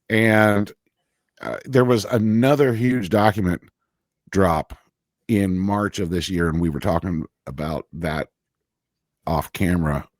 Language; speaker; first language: English; native; English